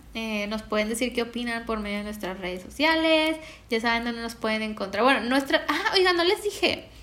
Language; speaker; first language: Spanish; native; Spanish